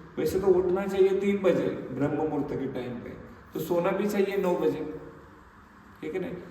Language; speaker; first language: Hindi; non-native, local second language; Marathi